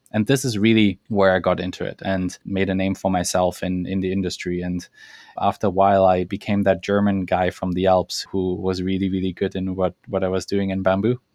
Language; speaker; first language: English; non-native, fluent; German